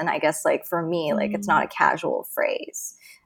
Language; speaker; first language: English; non-native, local second language; Cantonese